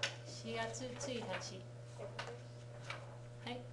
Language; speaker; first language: Japanese; non-native, fluent; English